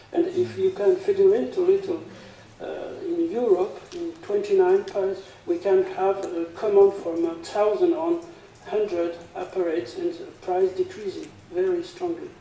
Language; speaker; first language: English; non-native, learner; French